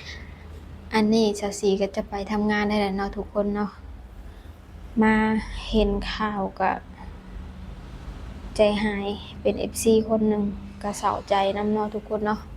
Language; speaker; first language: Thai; non-native, local second language; Lao